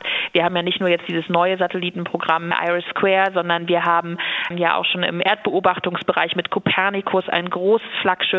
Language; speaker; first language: German; native; German